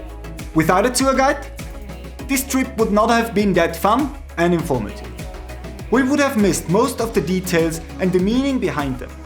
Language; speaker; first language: English; non-native, fluent; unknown